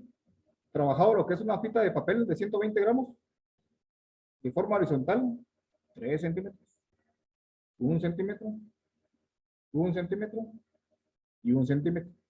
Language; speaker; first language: Spanish; native; Spanish